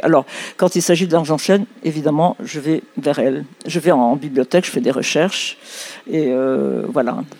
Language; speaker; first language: French; non-native, local second language; Arabic